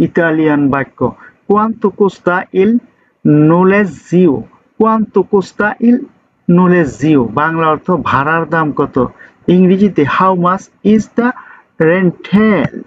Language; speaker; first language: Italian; non-native, learner; Bangla